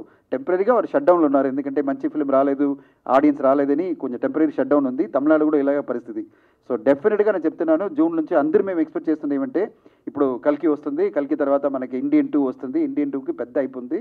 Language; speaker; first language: Telugu; non-native, fluent; Tamil